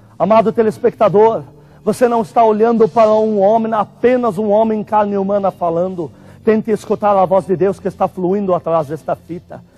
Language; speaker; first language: Portuguese; non-native, fluent; Arabic